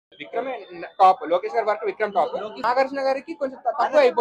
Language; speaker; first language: Telugu; native; Telugu